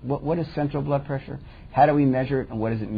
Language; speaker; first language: English; native; English